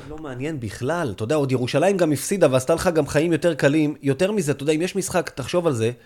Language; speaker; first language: Hebrew; native; Hebrew